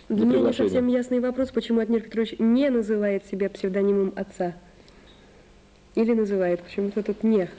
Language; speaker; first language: Russian; native; Russian